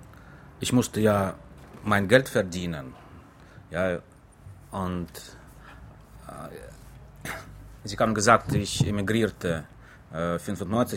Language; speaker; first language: German; non-native, fluent; Russian